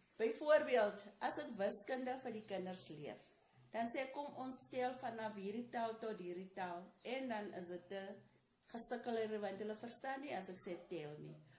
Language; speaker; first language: Afrikaans; non-native, local second language; Tswana